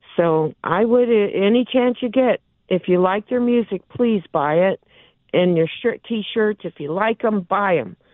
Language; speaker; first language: English; native; English